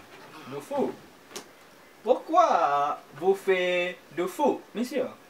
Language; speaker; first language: French; non-native, learner; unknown